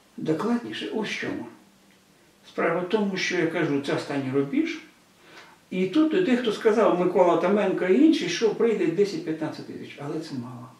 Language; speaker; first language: Ukrainian; non-native, local second language; Russian